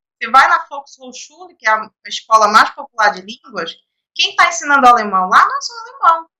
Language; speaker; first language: Portuguese; native; Portuguese